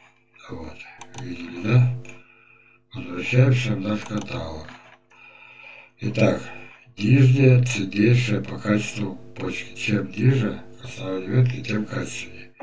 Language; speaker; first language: Russian; native; Russian